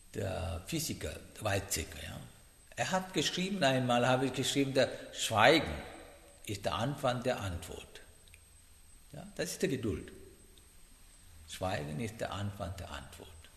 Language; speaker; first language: German; non-native, fluent; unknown